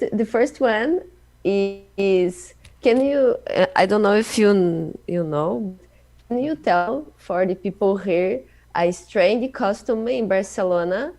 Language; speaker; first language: English; non-native, learner; Portuguese